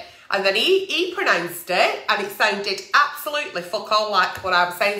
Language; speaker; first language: English; native; English